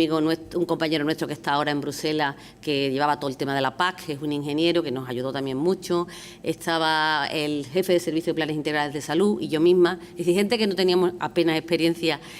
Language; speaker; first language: Spanish; native; Spanish